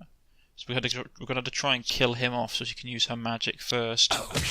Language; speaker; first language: English; native; English